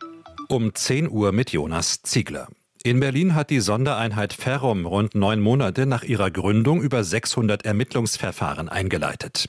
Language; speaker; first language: German; native; German